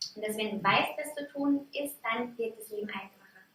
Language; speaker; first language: German; native; German